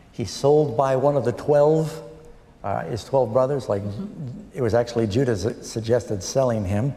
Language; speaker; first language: English; native; English